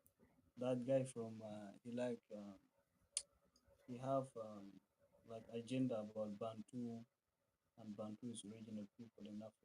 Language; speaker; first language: English; non-native, fluent; Arabic